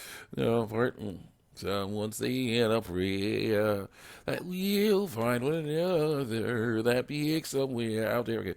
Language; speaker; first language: English; native; English